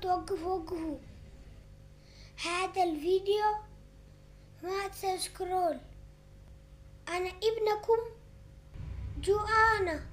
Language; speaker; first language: Arabic; non-native, learner; Amharic